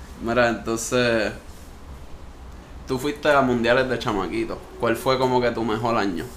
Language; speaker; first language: Spanish; native; Spanish